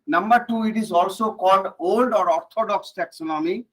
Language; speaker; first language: English; non-native, local second language; Bangla